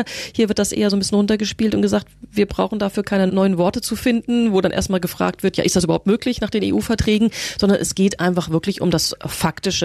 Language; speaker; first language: German; native; German